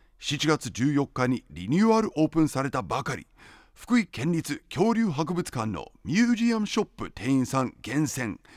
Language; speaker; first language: Japanese; non-native, fluent; English